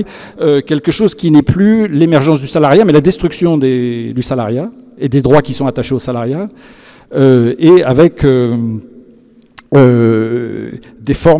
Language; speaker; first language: French; native; French